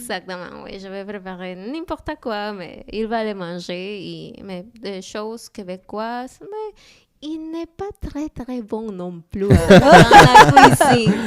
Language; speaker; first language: French; non-native, learner; Spanish